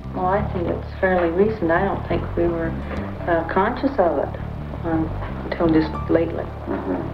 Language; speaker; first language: English; native; English